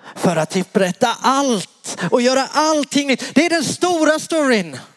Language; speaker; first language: Swedish; native; Swedish